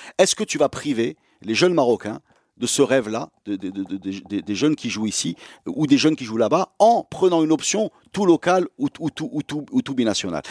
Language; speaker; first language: French; non-native, local second language; Arabic